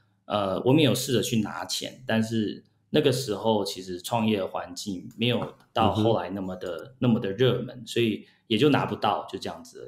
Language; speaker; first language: Chinese; early bilingual, heritage; Chinese